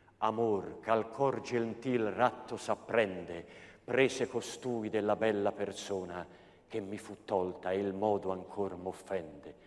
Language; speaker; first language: Italian; native; Italian